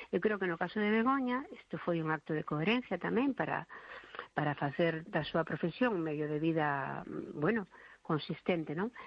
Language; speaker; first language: Galician; non-native, local second language; Spanish